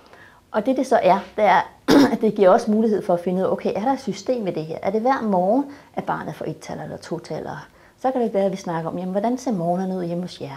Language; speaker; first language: Danish; native; Danish